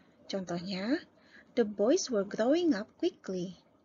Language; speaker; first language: English; non-native, fluent; Indonesian